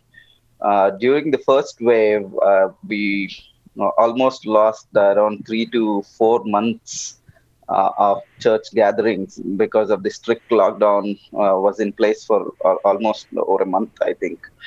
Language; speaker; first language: English; non-native, local second language; Telugu